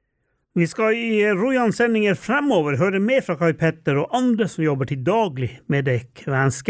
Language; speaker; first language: Norwegian; native; Norwegian